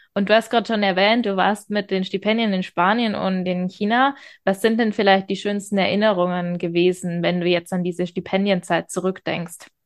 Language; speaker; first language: German; native; German